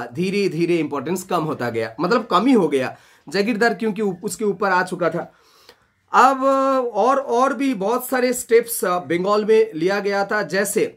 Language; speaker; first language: Hindi; non-native, local second language; Bangla